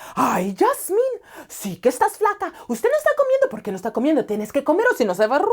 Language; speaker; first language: Spanish; early bilingual, heritage; Spanish